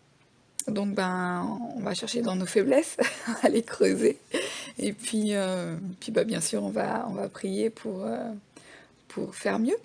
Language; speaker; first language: French; native; French